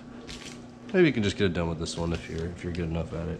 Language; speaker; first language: English; native; English